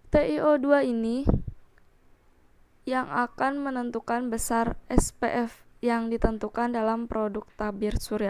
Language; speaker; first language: Indonesian; native; Indonesian